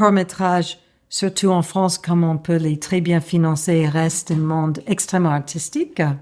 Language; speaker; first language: French; non-native, fluent; English